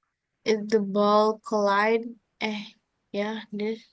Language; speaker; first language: English; non-native, learner; Indonesian